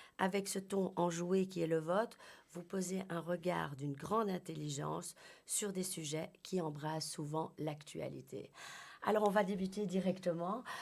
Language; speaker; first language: French; native; French